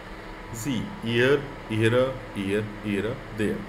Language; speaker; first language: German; non-native, fluent; Hindi